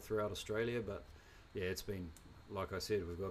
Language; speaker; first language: English; native; English